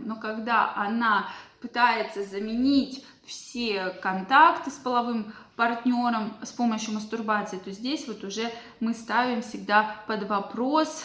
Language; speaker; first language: Russian; native; Russian